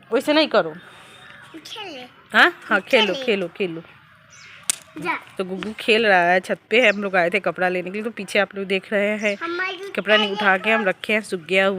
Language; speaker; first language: Hindi; native; Hindi